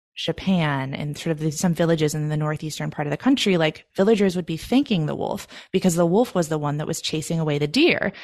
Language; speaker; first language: English; native; English